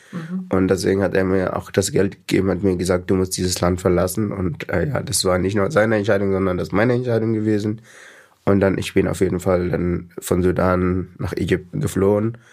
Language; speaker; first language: German; non-native, fluent; Arabic